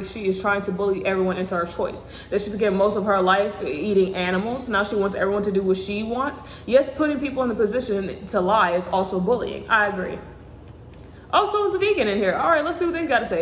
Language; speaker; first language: English; native; English